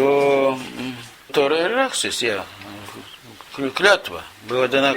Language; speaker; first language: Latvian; non-native, local second language; Russian